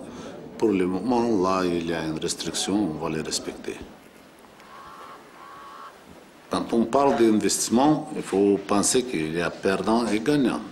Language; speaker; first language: French; non-native, fluent; Bulgarian